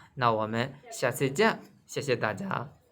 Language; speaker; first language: Chinese; non-native, fluent; Burmese